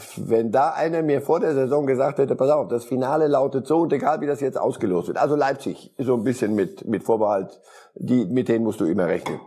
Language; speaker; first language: German; early bilingual, other home language; Polish